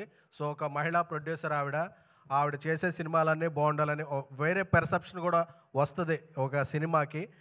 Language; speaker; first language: Telugu; native; Telugu